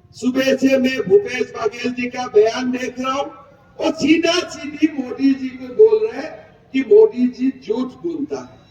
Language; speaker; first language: Hindi; non-native, local second language; Assamese